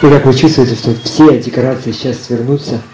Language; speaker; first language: Russian; native; Russian